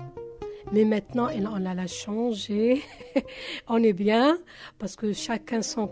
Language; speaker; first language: French; non-native, learner; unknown